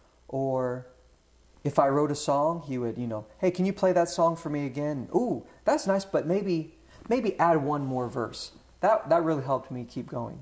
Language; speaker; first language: English; native; English